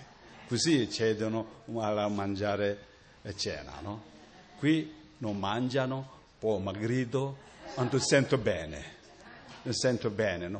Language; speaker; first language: Italian; non-native, learner; Tibetan